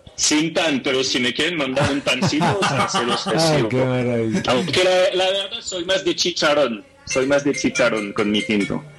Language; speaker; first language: Spanish; non-native, fluent; French